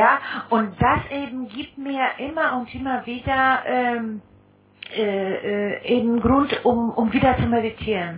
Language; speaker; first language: German; non-native, fluent; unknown